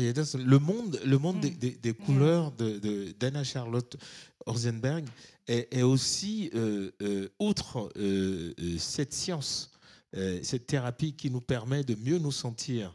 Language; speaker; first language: French; native; French